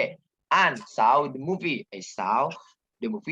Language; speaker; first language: English; non-native, learner; Indonesian